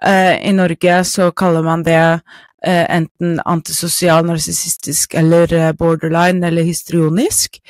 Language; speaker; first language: Norwegian; non-native, fluent; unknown